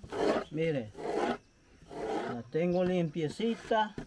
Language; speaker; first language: Spanish; non-native, local second language; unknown